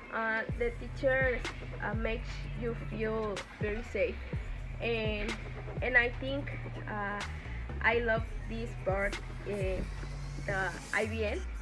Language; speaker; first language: English; non-native, learner; Spanish